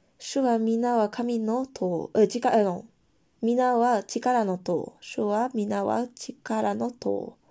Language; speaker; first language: Japanese; non-native, fluent; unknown